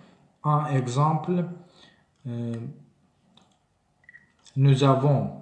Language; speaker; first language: French; non-native, learner; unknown